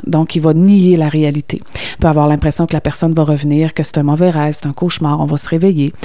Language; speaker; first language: French; native; French